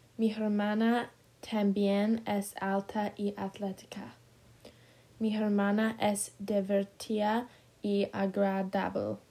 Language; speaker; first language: Spanish; non-native, learner; English